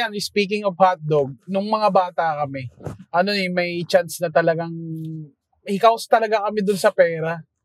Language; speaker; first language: Filipino; native; Filipino